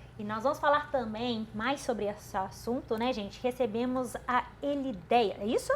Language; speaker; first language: Portuguese; native; Portuguese